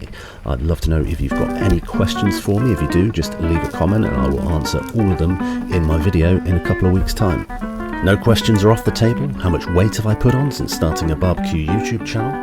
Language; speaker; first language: English; native; English